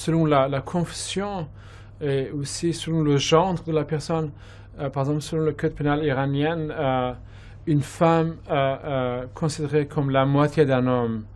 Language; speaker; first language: French; non-native, fluent; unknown